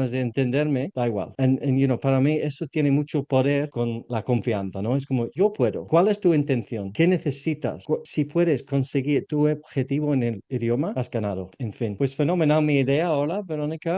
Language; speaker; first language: Spanish; non-native, learner; English